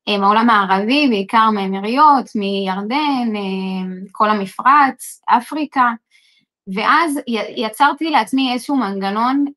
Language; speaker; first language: Hebrew; non-native, local second language; Arabic